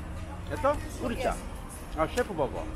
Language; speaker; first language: Russian; non-native, learner; Korean